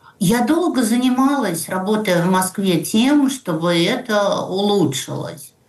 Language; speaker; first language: Russian; native; Russian